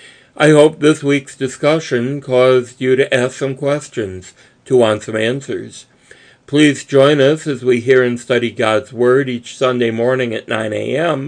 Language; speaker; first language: English; native; English